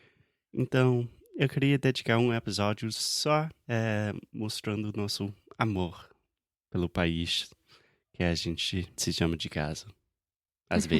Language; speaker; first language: Portuguese; non-native, fluent; English